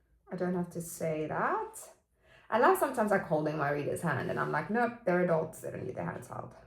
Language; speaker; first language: English; native; English